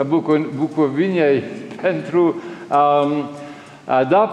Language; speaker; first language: Romanian; non-native, learner; French